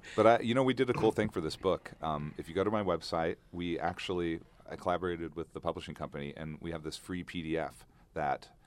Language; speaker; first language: English; native; English